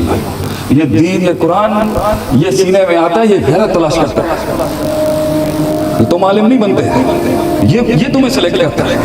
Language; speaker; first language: Urdu; non-native, local second language; Punjabi